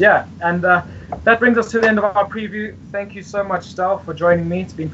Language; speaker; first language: English; native; English